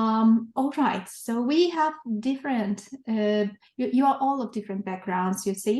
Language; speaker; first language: English; non-native, fluent; Russian